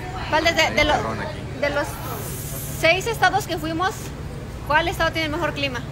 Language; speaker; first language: Spanish; native; Spanish